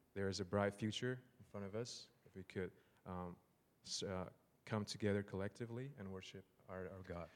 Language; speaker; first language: English; non-native, fluent; Burmese